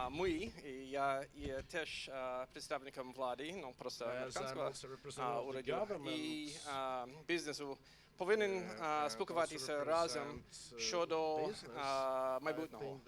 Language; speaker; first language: Ukrainian; non-native, fluent; English